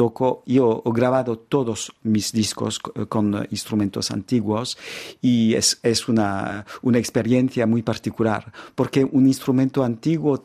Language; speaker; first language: Spanish; non-native, fluent; French